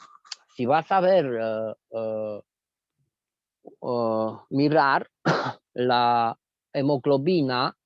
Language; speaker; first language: Spanish; non-native, fluent; Romanian